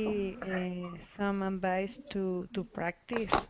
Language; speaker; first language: English; non-native, learner; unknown